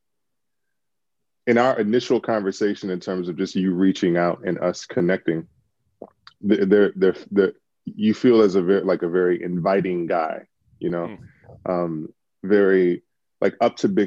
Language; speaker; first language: English; native; English